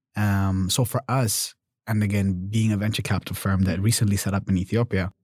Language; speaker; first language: English; early bilingual, other home language; German